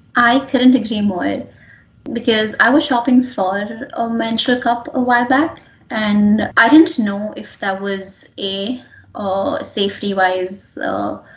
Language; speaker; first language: English; non-native, local second language; Hindi